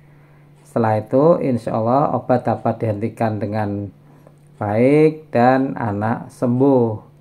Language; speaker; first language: Indonesian; native; Indonesian